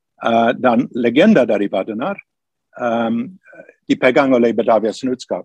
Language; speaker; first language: Indonesian; non-native, fluent; English